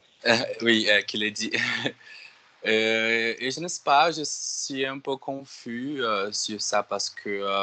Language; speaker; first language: French; non-native, learner; Portuguese